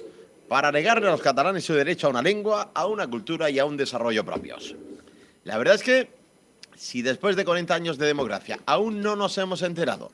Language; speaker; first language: Spanish; native; Spanish